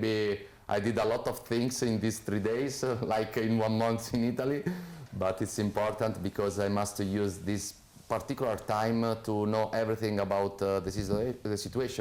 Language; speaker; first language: English; non-native, fluent; Italian